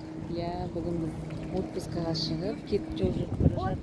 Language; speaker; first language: Kazakh; native; Kazakh